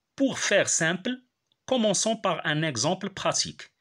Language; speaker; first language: French; non-native, local second language; Arabic